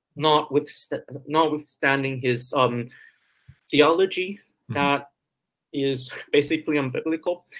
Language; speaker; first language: English; early bilingual, other home language; Chinese